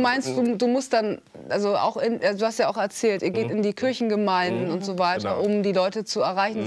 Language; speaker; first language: German; native; German